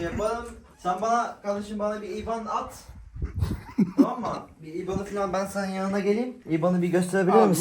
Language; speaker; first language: Turkish; native; Turkish